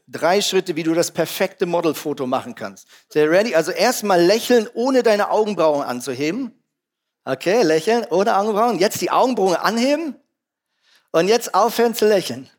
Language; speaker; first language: German; native; German